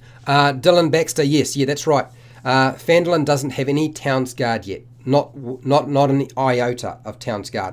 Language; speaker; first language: English; native; English